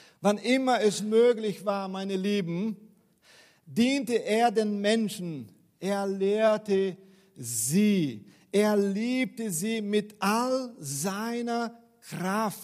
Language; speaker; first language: German; non-native, fluent; Portuguese